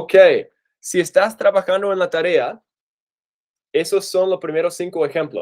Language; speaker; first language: Spanish; non-native, fluent; English